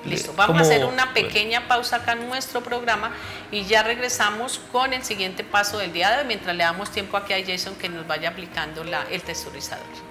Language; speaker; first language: Spanish; native; Spanish